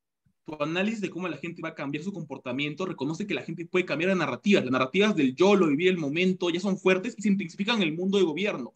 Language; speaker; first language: Spanish; native; Spanish